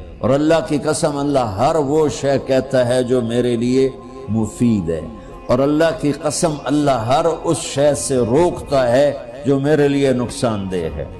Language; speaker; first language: Urdu; non-native, local second language; Punjabi